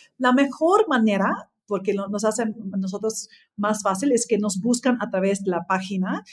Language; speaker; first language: Spanish; non-native, fluent; English